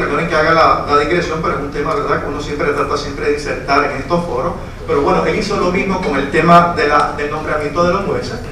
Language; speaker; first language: Spanish; native; Spanish